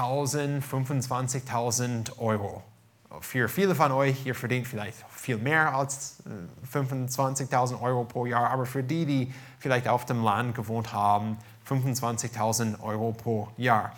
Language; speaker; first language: German; non-native, fluent; English